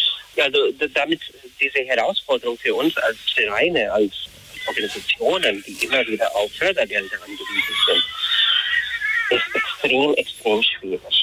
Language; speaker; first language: German; non-native, fluent; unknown